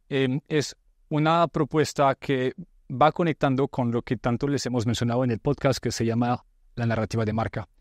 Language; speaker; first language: Spanish; non-native, fluent; French